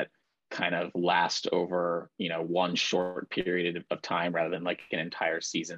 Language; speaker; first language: English; native; English